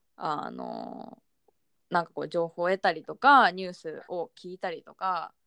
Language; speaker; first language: Japanese; native; Japanese